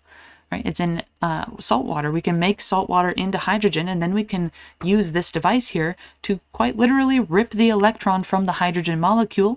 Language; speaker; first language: English; native; English